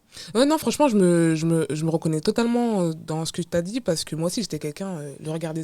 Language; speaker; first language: French; native; French